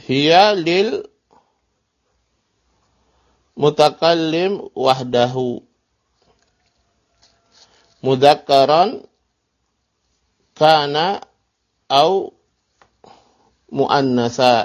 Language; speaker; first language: Arabic; non-native, fluent; Indonesian